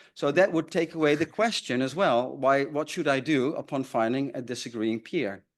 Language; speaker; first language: English; non-native, fluent; Dutch